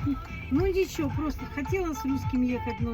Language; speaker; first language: Russian; native; Russian